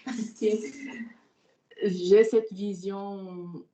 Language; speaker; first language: French; non-native, fluent; Portuguese